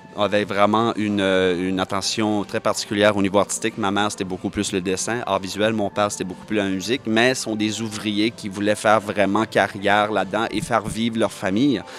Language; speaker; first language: French; native; French